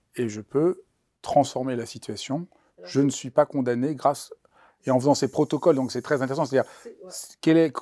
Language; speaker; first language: French; native; French